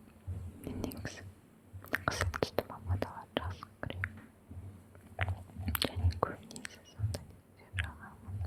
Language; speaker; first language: Kazakh; non-native, local second language; Russian